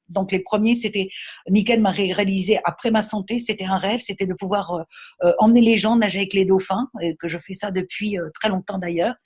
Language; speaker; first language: French; native; French